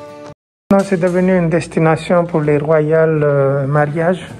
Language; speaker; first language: French; non-native, fluent; Hindi